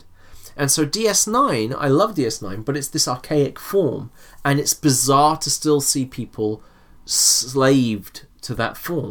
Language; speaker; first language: English; native; English